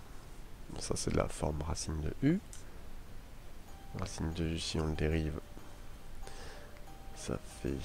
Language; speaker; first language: French; native; French